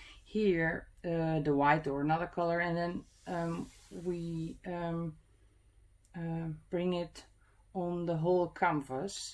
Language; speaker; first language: English; non-native, fluent; Dutch